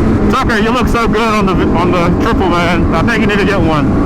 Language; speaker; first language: English; native; English